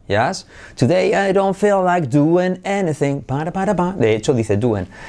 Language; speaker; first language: English; non-native, fluent; Spanish